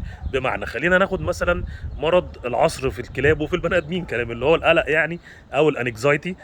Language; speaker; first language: Arabic; native; Arabic